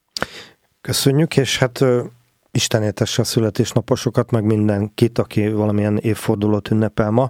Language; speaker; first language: Hungarian; native; Hungarian